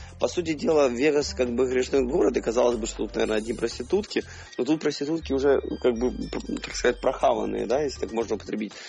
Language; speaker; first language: Russian; native; Russian